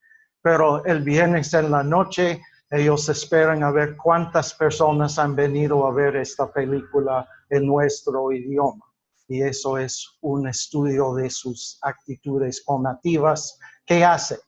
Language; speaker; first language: Spanish; non-native, fluent; English